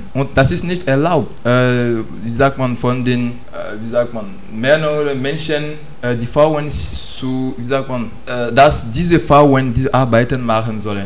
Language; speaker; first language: German; non-native, learner; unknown